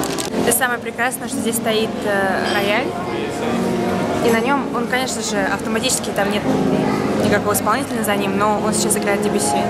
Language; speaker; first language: Russian; native; Russian